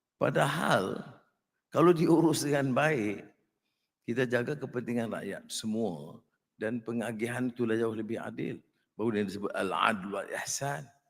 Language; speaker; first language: Malay; native; Malay